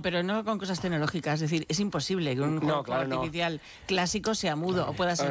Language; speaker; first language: Spanish; native; Spanish